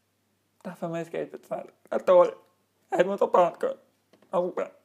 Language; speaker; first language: German; native; German